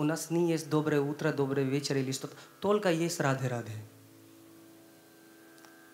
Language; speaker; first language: Russian; non-native, learner; Hindi